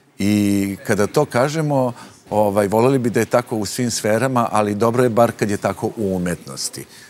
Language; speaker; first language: Serbian; native; Serbian